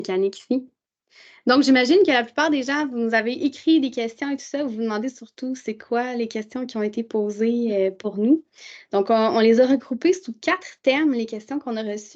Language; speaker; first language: French; native; French